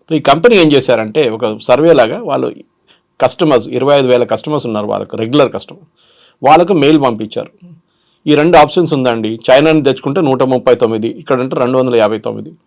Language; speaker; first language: Telugu; non-native, local second language; Malayalam